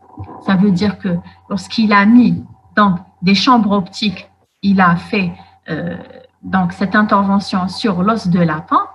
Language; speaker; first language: French; non-native, local second language; Arabic